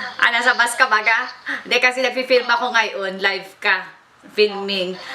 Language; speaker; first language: Filipino; native; Filipino